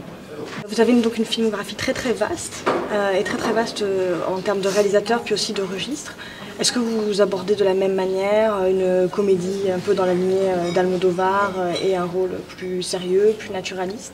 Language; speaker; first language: French; native; French